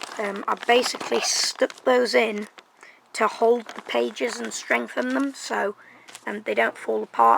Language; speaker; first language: English; native; English